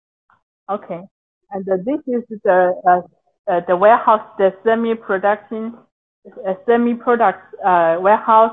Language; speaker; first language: English; non-native, local second language; Chinese